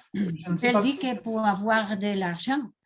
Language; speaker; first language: French; non-native, learner; Spanish